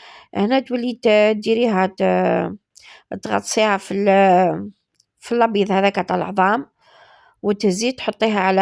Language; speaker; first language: Arabic; native; Arabic